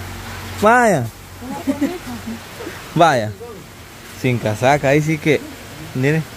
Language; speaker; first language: Spanish; native; Spanish